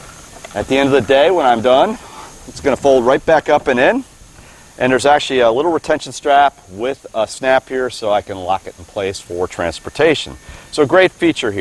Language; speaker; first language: English; native; English